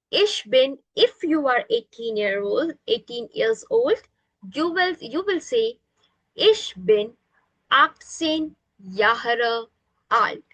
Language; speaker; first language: German; non-native, fluent; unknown